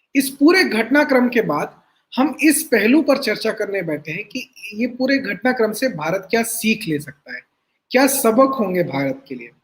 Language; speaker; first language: Hindi; native; Hindi